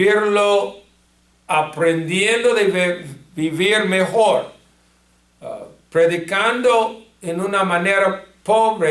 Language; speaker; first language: Spanish; non-native, fluent; English